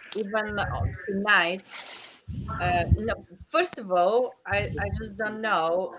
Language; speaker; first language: English; non-native, fluent; Bulgarian